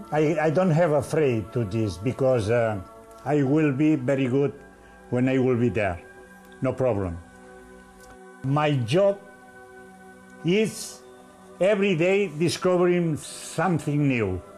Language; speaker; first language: English; non-native, learner; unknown